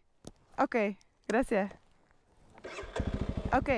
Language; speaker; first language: Spanish; non-native, learner; Dutch